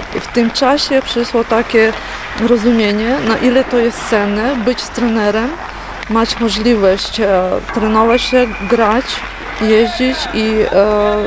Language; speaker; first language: Polish; non-native, learner; Ukrainian